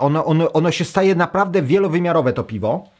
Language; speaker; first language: Polish; native; Polish